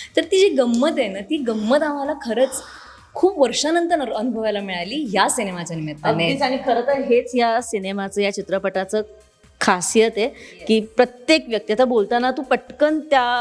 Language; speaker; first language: Marathi; native; Marathi